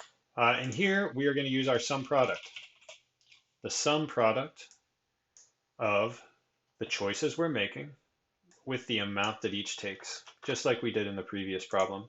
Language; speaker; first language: English; native; English